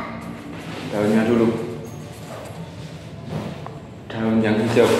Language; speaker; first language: Indonesian; native; Indonesian